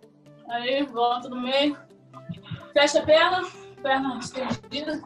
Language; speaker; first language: Portuguese; native; Portuguese